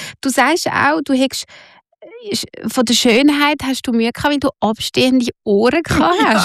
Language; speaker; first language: German; native; German